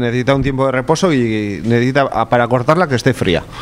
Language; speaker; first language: Spanish; native; Spanish